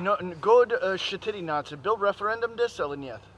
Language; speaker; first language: Russian; non-native, learner; English